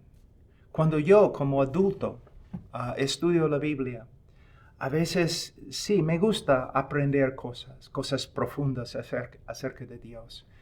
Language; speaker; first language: Spanish; non-native, fluent; English